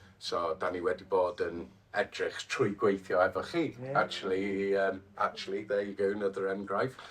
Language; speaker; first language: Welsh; non-native, fluent; English